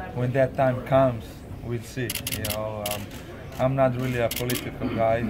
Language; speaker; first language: English; non-native, fluent; Slovenian